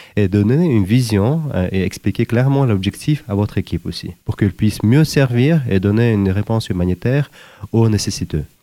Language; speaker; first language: French; non-native, fluent; Uzbek